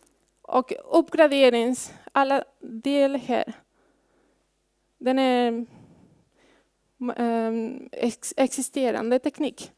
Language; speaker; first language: Swedish; non-native, fluent; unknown